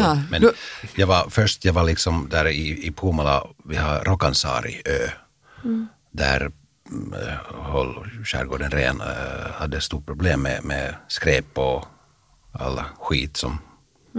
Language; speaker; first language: Swedish; non-native, fluent; Finnish